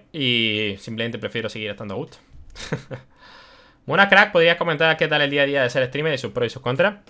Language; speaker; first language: Spanish; early bilingual, other home language; German